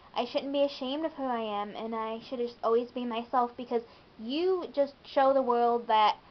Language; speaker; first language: English; native; English